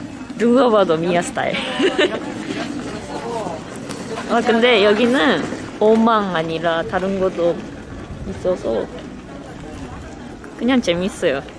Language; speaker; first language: Korean; non-native, fluent; Japanese